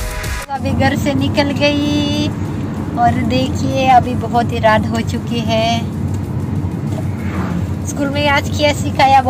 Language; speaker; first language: Hindi; non-native, local second language; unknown